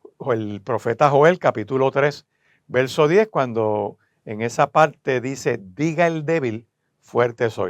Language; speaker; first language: Spanish; native; Spanish